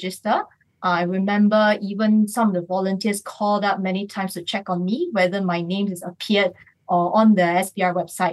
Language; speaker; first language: English; non-native, local second language; Chinese